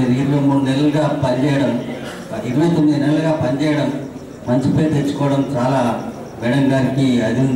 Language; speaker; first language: Telugu; native; Telugu